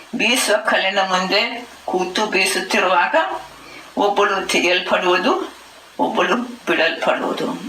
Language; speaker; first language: Kannada; non-native, fluent; German